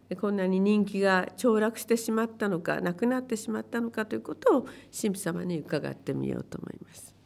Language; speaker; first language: Japanese; native; Japanese